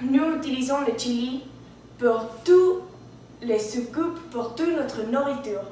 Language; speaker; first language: French; non-native, learner; Spanish